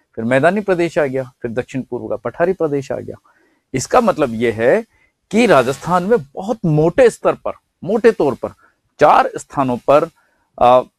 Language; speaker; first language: Hindi; native; Hindi